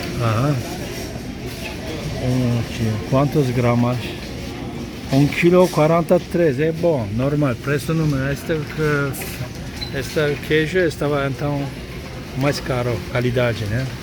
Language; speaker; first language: Portuguese; non-native, learner; Turkish